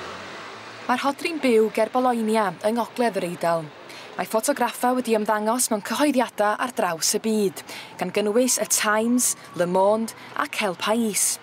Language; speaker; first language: Welsh; native; Welsh